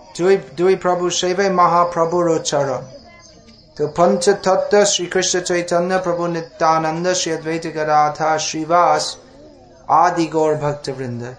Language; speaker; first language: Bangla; non-native, fluent; English